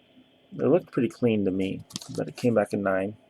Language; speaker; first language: English; native; English